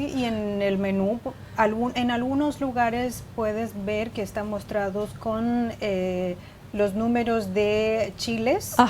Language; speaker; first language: Spanish; non-native, fluent; Chinese